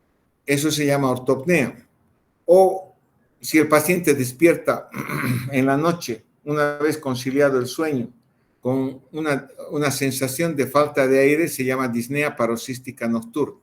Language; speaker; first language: Spanish; native; Spanish